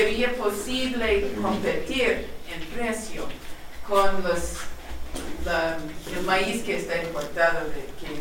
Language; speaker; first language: Spanish; non-native, learner; English